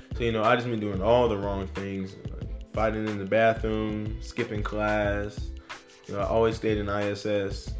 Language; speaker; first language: English; native; English